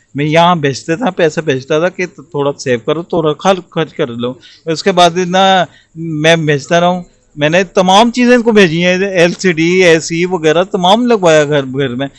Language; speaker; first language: Urdu; non-native, local second language; Punjabi